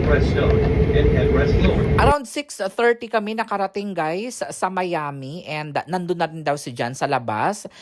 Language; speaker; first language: Filipino; native; Filipino